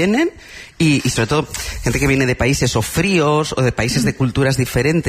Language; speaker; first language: Spanish; native; Spanish